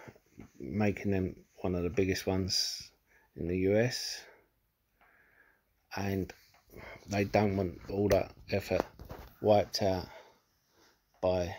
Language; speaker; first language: English; native; English